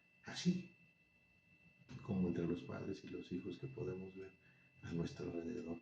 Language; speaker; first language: Spanish; native; Spanish